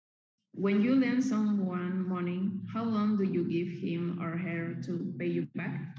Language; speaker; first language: English; non-native, learner; Spanish